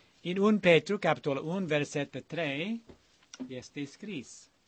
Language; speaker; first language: Romanian; non-native, learner; English